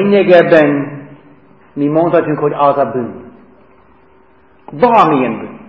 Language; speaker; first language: Hungarian; non-native, fluent; English